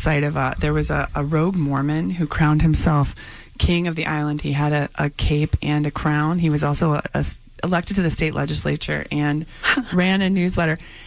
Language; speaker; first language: English; native; English